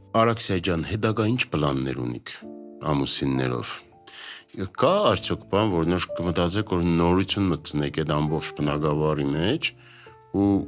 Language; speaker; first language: Armenian; native; Armenian